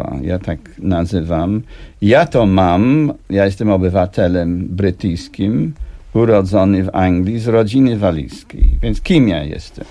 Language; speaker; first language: Polish; non-native, fluent; English